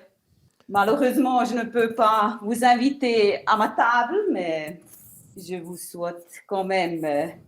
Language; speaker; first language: French; non-native, local second language; Italian